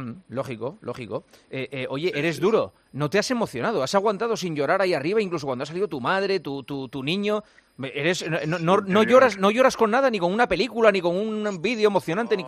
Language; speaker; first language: Spanish; native; Spanish